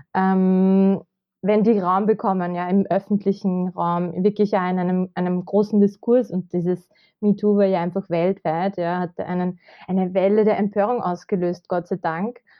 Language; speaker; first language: German; native; German